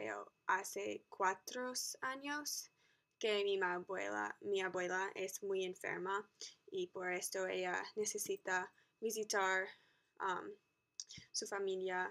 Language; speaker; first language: Spanish; non-native, learner; English